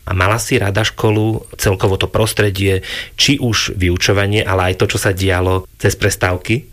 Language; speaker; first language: Slovak; native; Slovak